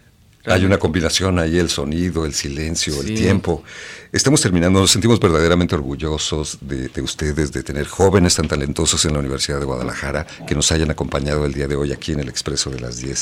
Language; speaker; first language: Spanish; native; Spanish